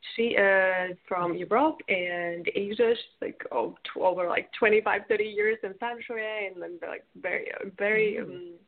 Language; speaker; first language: English; non-native, fluent; Russian